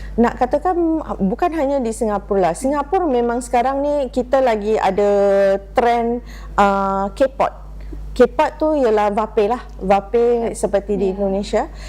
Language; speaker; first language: Malay; native; Malay